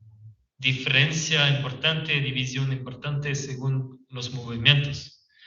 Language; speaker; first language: Spanish; non-native, fluent; French